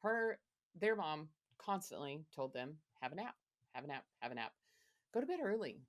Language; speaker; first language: English; native; English